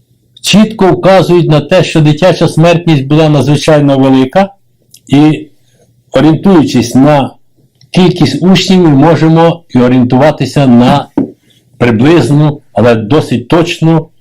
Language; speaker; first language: Ukrainian; native; Ukrainian